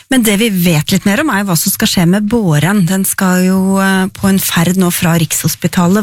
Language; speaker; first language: Norwegian; native; Norwegian